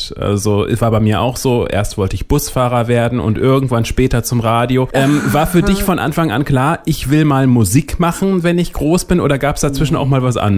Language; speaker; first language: German; native; German